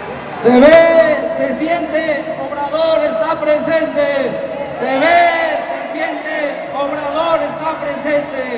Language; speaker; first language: Spanish; native; Spanish